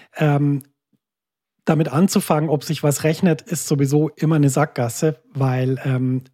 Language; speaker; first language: German; native; German